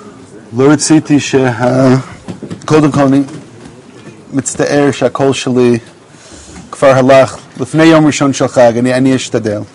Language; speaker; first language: Hebrew; non-native, fluent; English